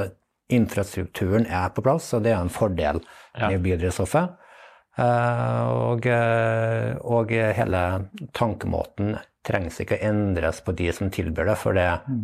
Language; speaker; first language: Norwegian; native; Norwegian